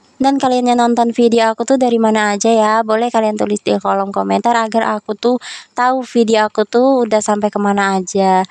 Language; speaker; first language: Indonesian; non-native, local second language; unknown